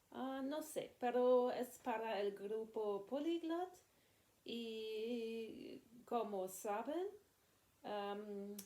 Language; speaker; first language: Spanish; non-native, learner; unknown